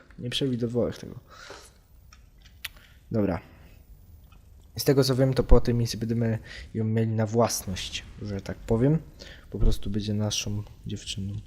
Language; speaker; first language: Polish; native; Polish